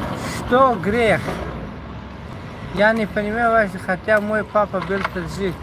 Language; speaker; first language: Russian; non-native, local second language; Tajik